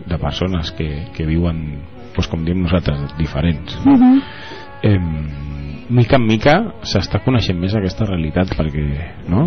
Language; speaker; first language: Catalan; native; Catalan